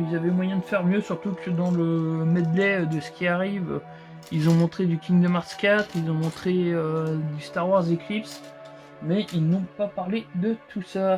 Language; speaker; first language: French; native; French